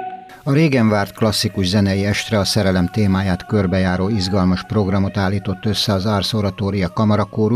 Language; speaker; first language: Hungarian; native; Hungarian